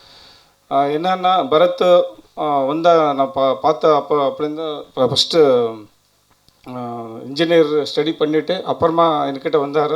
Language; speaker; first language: Tamil; non-native, learner; Kannada